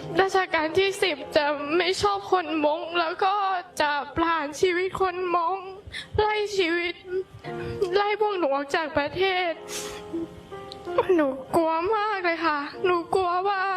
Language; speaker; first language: Thai; non-native, local second language; Hmong